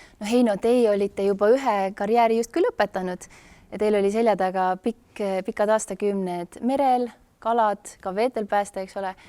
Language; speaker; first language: Estonian; native; Estonian